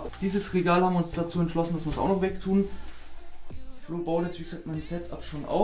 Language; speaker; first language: German; native; German